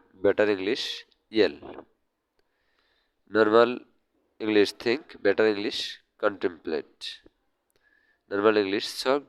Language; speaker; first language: English; non-native, learner; Bangla